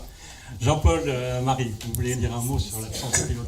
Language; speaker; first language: French; native; French